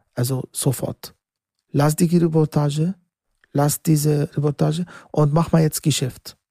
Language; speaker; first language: German; non-native, learner; Arabic